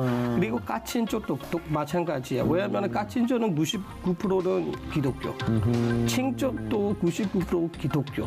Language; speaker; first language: Korean; non-native, learner; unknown